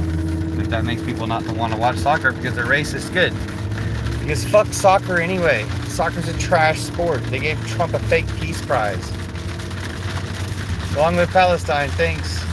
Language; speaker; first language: English; native; English